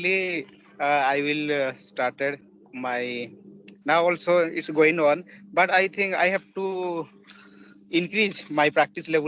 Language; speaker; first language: English; non-native, learner; Odia